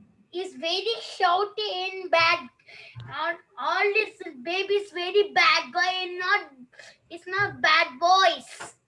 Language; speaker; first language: English; non-native, learner; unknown